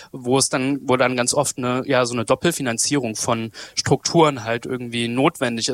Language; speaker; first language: German; native; German